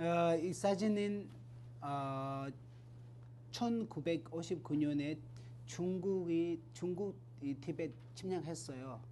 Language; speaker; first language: Korean; non-native, learner; Tibetan